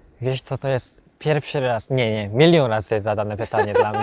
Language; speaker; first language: Polish; non-native, learner; Korean